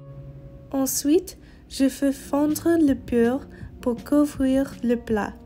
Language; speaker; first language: French; non-native, learner; English